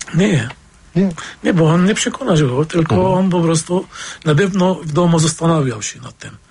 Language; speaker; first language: Polish; non-native, fluent; Arabic